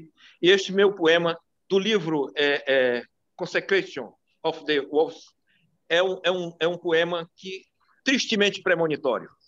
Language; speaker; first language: Portuguese; native; Portuguese